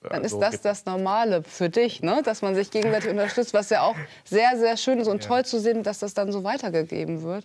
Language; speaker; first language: German; native; German